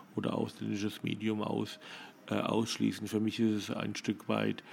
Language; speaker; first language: German; native; German